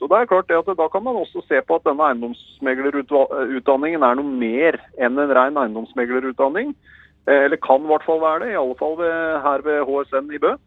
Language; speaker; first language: Norwegian; native; Norwegian